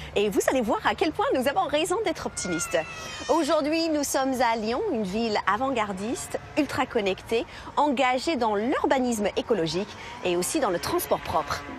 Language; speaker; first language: French; native; French